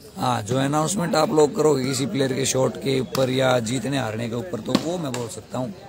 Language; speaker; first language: Hindi; native; Hindi